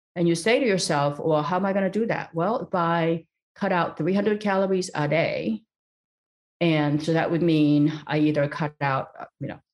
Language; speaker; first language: English; early bilingual, other home language; Korean